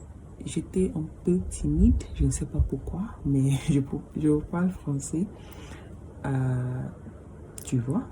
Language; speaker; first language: French; non-native, learner; English